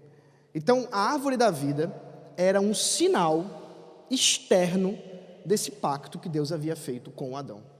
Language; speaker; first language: Portuguese; native; Portuguese